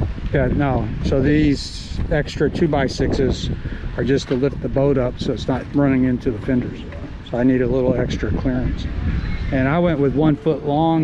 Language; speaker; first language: English; native; English